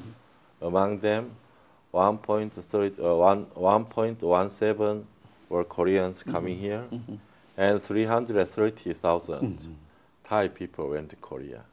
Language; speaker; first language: English; non-native, fluent; Korean